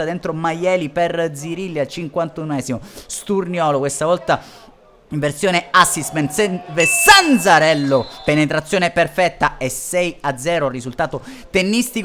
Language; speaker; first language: Italian; native; Italian